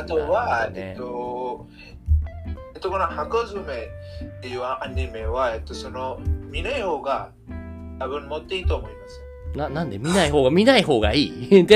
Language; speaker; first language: Japanese; non-native, learner; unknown